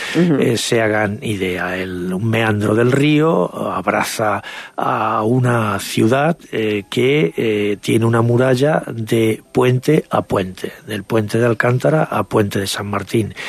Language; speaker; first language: Spanish; native; Spanish